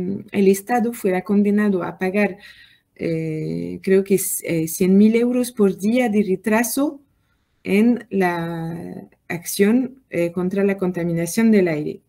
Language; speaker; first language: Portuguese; non-native, learner; French